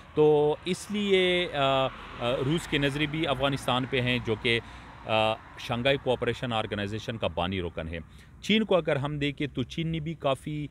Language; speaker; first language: Urdu; non-native, local second language; Pashto